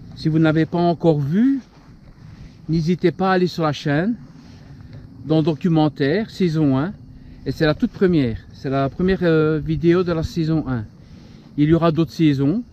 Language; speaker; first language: French; native; French